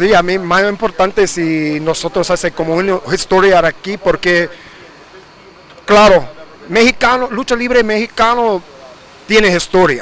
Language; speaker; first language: Spanish; early bilingual, heritage; English